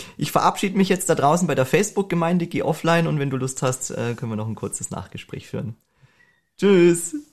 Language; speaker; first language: German; native; German